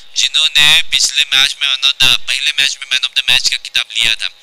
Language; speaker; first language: Hindi; non-native, local second language; Marathi